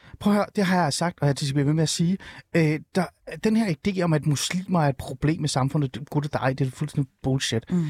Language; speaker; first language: Danish; early bilingual, other home language; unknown